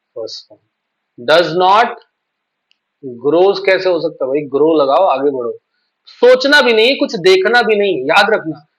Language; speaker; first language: Hindi; native; Hindi